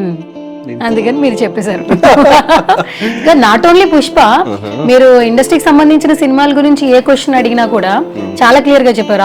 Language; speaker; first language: Telugu; native; Telugu